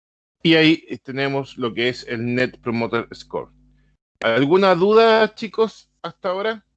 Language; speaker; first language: Spanish; native; Spanish